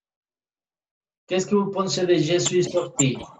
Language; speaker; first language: French; non-native, fluent; Spanish